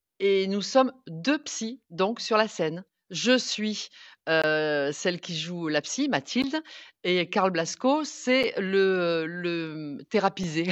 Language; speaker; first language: French; native; French